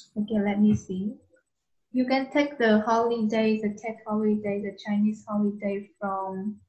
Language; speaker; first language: English; non-native, fluent; Vietnamese